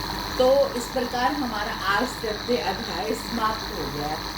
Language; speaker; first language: Hindi; native; Hindi